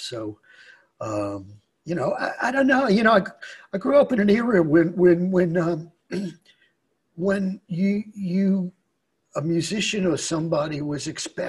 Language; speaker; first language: English; native; English